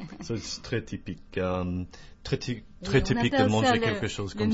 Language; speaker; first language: French; non-native, fluent; English